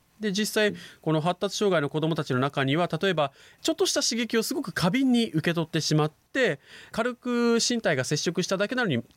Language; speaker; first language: Japanese; native; Japanese